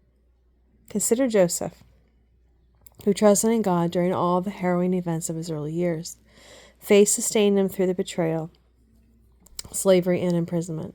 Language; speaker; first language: English; native; English